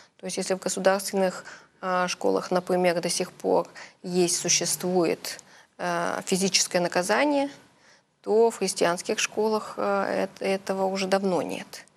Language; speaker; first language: Russian; early bilingual, heritage; Russian